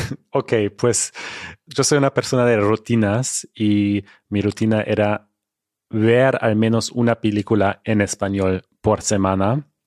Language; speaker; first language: Spanish; non-native, fluent; German